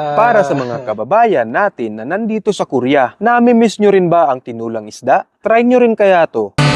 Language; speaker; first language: Filipino; non-native, local second language; Cebuano